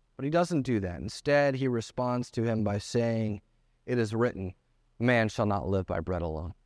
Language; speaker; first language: English; native; English